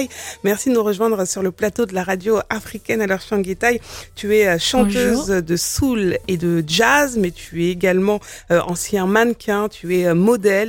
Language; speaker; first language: French; native; French